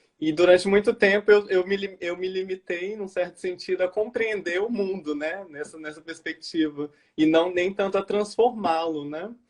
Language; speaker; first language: Portuguese; native; Portuguese